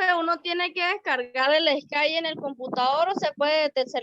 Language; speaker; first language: Spanish; native; Spanish